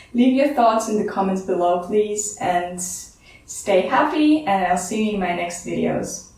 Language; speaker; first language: English; non-native, fluent; Russian